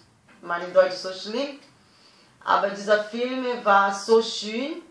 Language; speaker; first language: German; non-native, learner; Portuguese